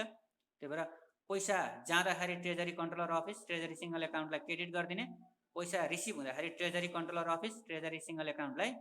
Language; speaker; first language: Nepali; native; Nepali